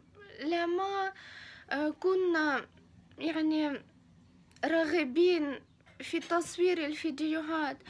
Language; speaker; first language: Arabic; non-native, fluent; Ukrainian